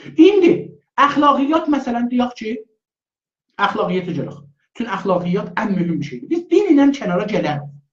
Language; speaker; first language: Azerbaijani; native; Azerbaijani